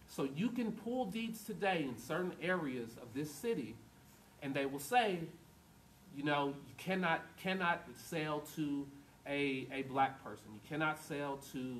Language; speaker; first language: English; native; English